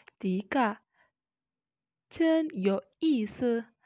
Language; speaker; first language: Chinese; non-native, learner; Indonesian